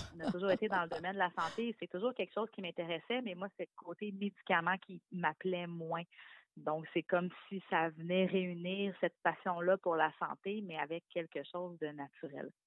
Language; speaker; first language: French; native; French